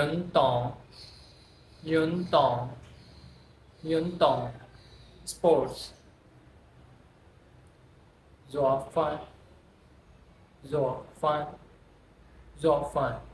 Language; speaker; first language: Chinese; non-native, fluent; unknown